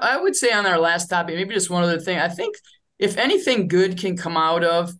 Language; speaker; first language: English; native; English